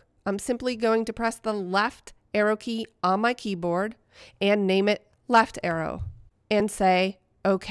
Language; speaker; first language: English; native; English